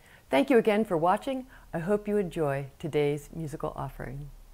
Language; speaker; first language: English; native; English